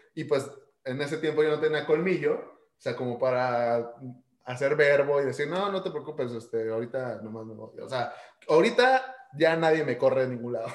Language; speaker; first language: Spanish; native; Spanish